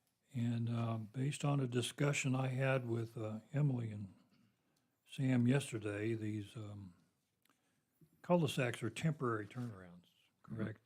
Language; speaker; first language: English; native; English